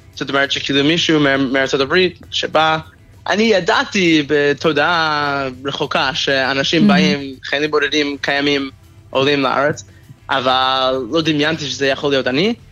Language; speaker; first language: Hebrew; non-native, fluent; English